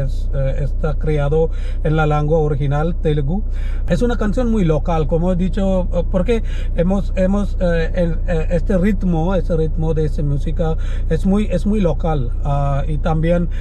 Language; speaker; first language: Spanish; non-native, learner; Malayalam